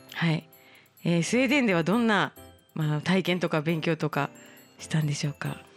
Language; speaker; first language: Japanese; native; Japanese